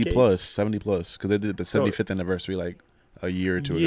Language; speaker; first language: English; native; English